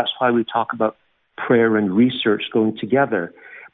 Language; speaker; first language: English; native; English